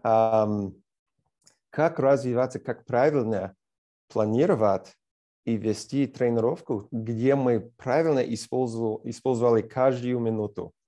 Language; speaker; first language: Russian; non-native, fluent; English